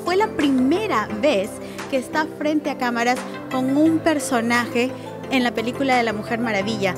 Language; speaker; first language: Spanish; native; Spanish